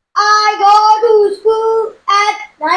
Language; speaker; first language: English; non-native, learner; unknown